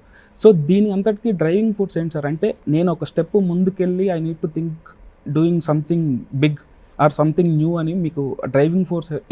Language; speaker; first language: Telugu; native; Telugu